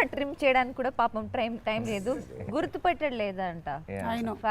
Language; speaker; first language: Telugu; non-native, learner; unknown